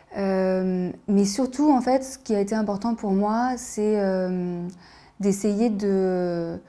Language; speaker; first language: French; native; French